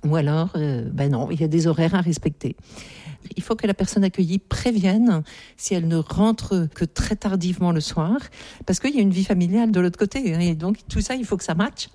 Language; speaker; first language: French; native; French